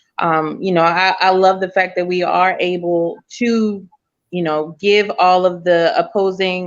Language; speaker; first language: English; native; English